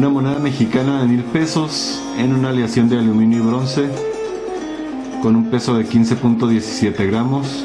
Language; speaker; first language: Spanish; native; Spanish